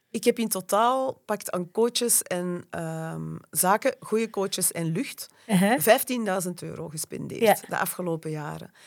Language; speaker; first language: Dutch; native; Dutch